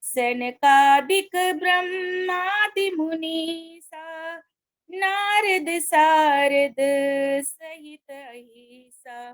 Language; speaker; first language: Hindi; non-native, local second language; Marathi